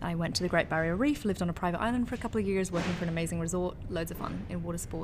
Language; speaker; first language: English; native; English